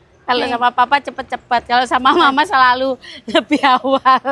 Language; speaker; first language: Indonesian; non-native, local second language; Javanese